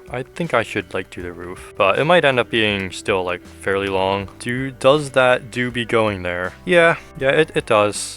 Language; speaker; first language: English; native; English